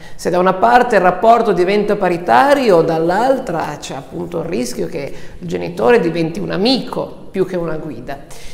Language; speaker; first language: Italian; native; Italian